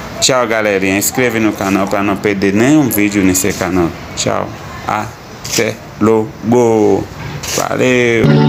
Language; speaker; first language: Portuguese; non-native, learner; Haitian Creole